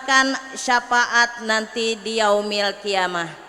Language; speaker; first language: Indonesian; native; Indonesian